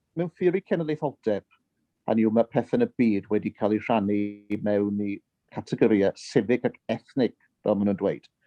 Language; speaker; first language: Welsh; early bilingual, heritage; Welsh